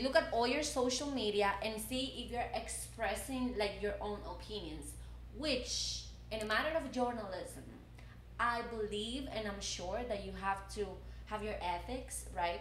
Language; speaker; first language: English; non-native, fluent; Spanish